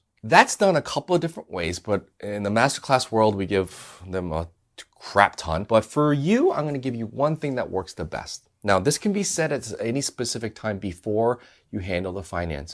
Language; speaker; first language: English; native; English